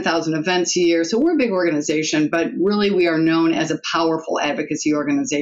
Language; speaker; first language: English; native; English